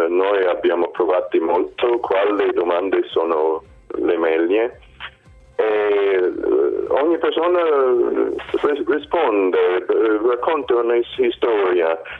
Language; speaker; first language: Italian; non-native, fluent; Swedish